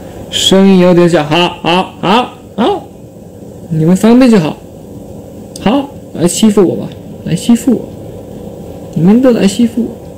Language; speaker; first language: Chinese; non-native, fluent; Thai